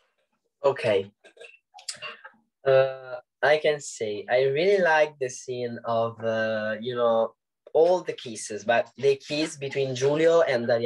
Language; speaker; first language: English; non-native, learner; Italian